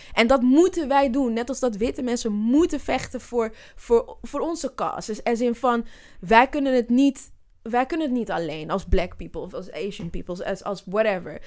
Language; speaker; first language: Dutch; native; Dutch